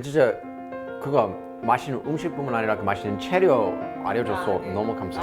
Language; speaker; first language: Korean; non-native, learner; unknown